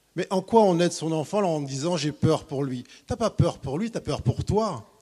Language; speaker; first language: French; native; French